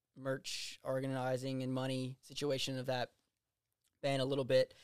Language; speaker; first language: English; native; English